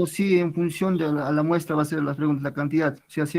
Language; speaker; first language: Spanish; native; Spanish